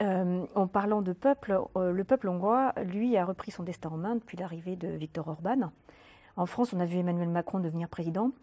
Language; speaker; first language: French; native; French